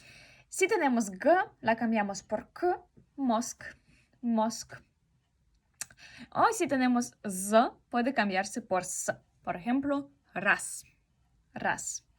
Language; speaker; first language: Spanish; non-native, fluent; Russian